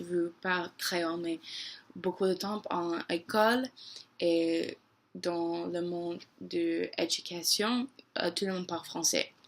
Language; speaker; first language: French; non-native, learner; English